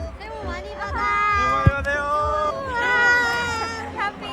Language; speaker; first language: Korean; non-native, learner; Japanese